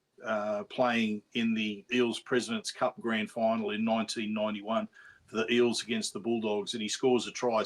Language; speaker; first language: English; native; English